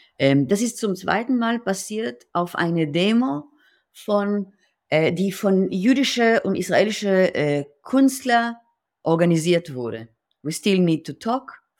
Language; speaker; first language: German; non-native, fluent; Hebrew